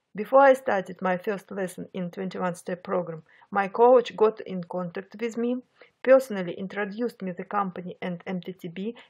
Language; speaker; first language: English; non-native, fluent; Russian